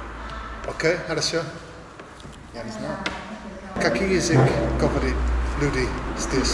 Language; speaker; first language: Russian; non-native, learner; English